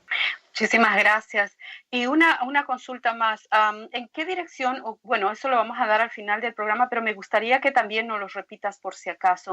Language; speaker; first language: Spanish; native; Spanish